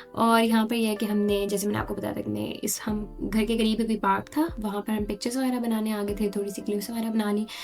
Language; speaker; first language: Urdu; native; Urdu